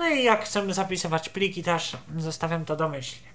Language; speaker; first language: Polish; native; Polish